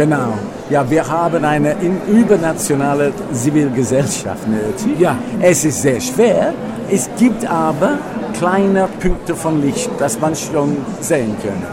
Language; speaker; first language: German; non-native, fluent; English